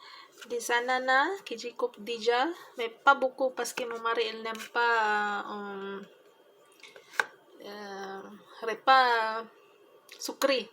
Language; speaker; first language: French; non-native, learner; Filipino